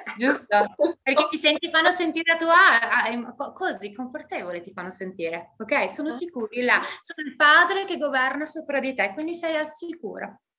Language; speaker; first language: Italian; native; Italian